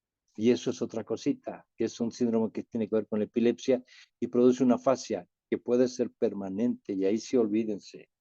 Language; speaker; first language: Spanish; native; Spanish